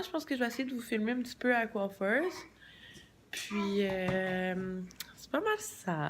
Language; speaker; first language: French; native; French